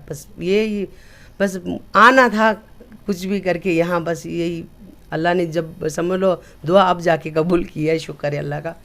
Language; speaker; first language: Urdu; early bilingual, other home language; Nepali